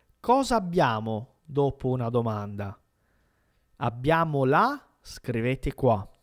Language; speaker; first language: Italian; non-native, fluent; Portuguese